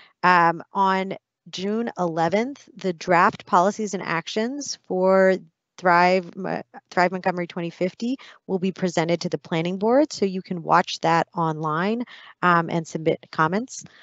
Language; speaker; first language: English; native; English